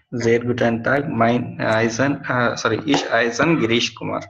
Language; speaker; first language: German; non-native, learner; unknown